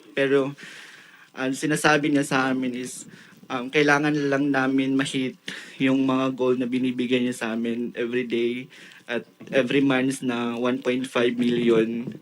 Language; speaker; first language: Filipino; non-native, local second language; Waray